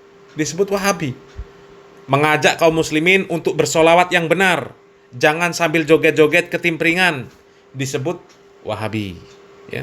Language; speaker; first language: Indonesian; native; Indonesian